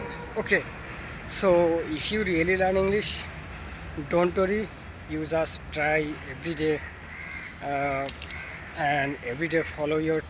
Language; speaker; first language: English; non-native, learner; Bangla